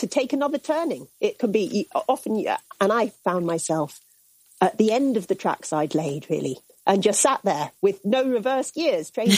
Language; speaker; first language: English; native; English